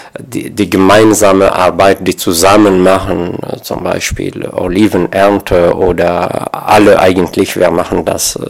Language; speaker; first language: German; non-native, learner; Kabyle